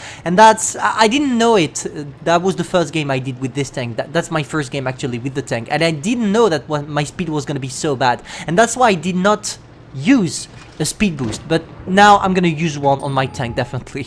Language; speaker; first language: English; non-native, fluent; French